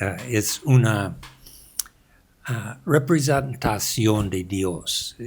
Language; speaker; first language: Spanish; non-native, learner; English